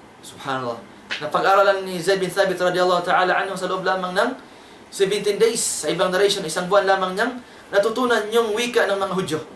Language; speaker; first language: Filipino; non-native, local second language; Cebuano